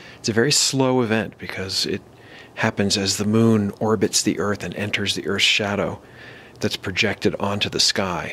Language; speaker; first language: English; native; English